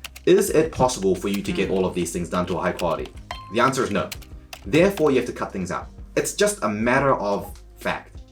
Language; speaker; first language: English; native; English